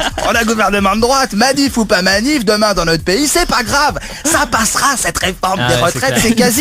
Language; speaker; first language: French; native; French